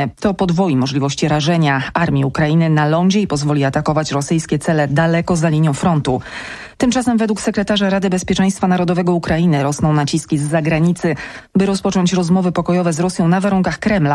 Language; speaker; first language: Polish; native; Polish